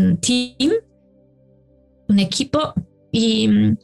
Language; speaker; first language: Spanish; non-native, fluent; German